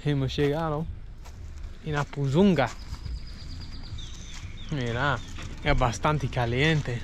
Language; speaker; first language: Spanish; non-native, learner; English